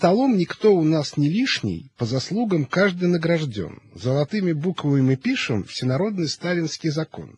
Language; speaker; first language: Russian; native; Russian